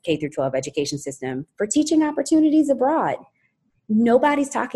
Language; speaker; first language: English; native; English